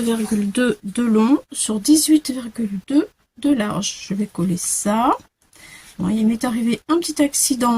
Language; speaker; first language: French; native; French